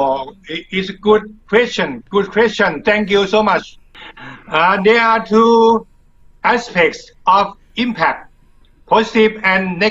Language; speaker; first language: English; non-native, learner; Thai